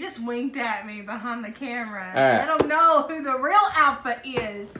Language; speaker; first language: English; native; English